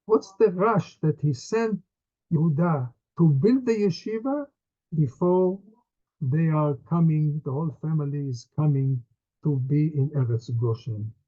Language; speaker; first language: English; non-native, fluent; Hebrew